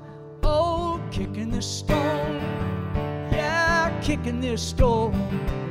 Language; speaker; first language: English; native; English